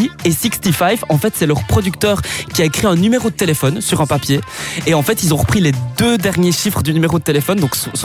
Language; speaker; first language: French; native; French